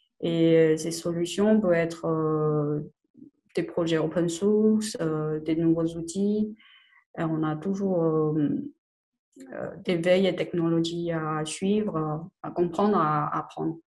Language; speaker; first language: French; non-native, fluent; Chinese